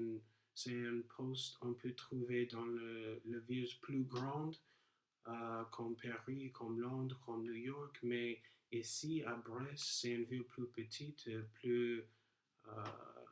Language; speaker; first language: French; non-native, learner; English